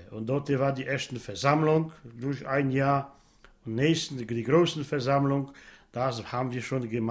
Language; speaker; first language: German; non-native, local second language; Polish